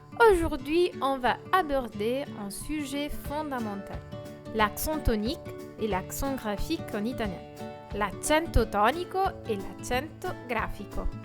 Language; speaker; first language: French; non-native, fluent; Italian